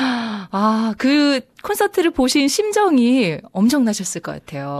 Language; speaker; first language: Korean; native; Korean